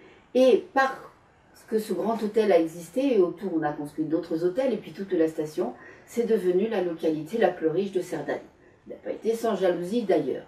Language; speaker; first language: French; native; French